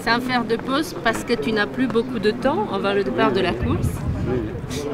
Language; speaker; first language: French; native; French